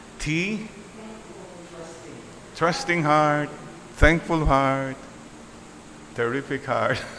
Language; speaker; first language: English; non-native, local second language; Filipino